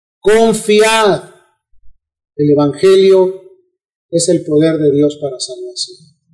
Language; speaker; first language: Spanish; native; Spanish